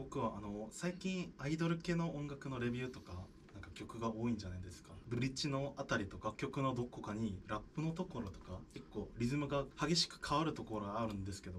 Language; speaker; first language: Japanese; non-native, fluent; Korean